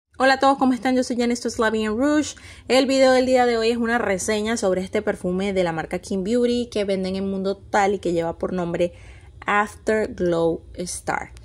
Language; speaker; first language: Spanish; native; Spanish